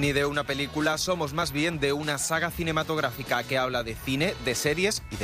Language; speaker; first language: Spanish; native; Spanish